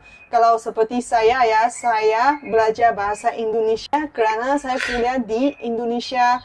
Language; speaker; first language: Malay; non-native, local second language; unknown